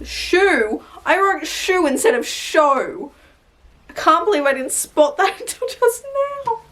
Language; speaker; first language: English; native; English